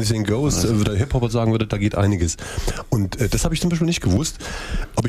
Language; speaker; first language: German; native; German